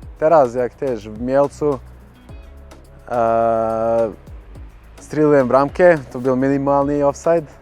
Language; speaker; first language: Polish; non-native, learner; Bosnian